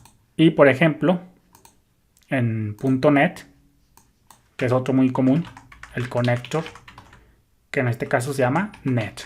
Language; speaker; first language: Spanish; native; Spanish